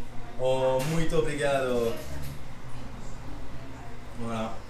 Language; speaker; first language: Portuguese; non-native, learner; French